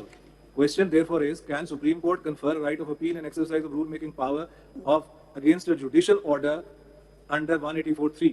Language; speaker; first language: English; non-native, local second language; Urdu